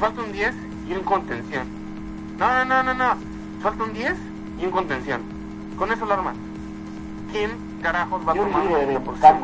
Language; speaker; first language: Spanish; native; Spanish